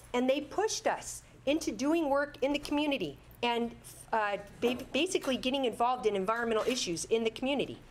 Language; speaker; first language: English; native; English